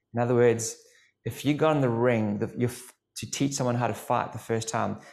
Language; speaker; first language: English; native; English